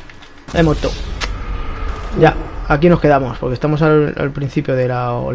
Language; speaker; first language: Spanish; native; Spanish